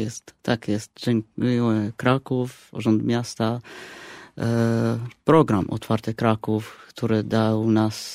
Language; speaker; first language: Polish; non-native, fluent; Arabic